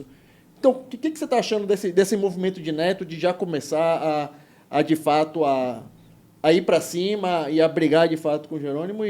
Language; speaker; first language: Portuguese; native; Portuguese